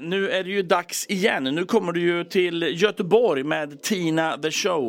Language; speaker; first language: Swedish; native; Swedish